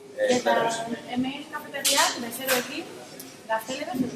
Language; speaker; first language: Basque; native; Basque